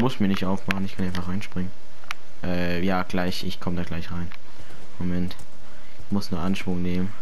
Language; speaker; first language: German; native; German